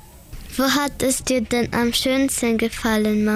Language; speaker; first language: German; early bilingual, other home language; Persian